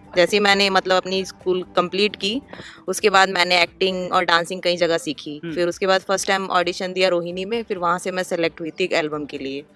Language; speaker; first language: Hindi; non-native, local second language; Malayalam